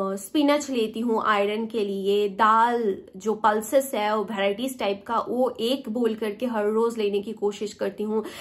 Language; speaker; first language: Hindi; native; Hindi